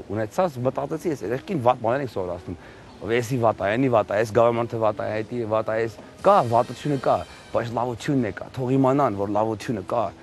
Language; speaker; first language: Armenian; early bilingual, heritage; Armenian